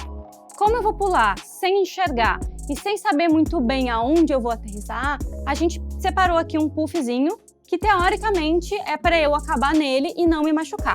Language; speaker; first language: Portuguese; native; Portuguese